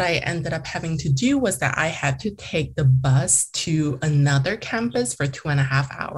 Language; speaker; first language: English; early bilingual, other home language; Chinese